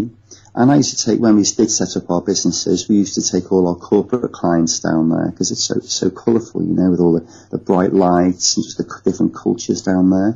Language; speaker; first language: English; native; English